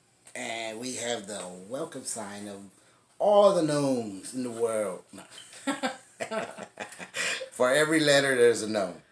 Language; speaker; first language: English; native; English